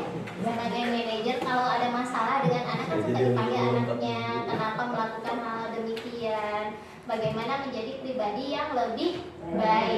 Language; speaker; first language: Indonesian; native; Indonesian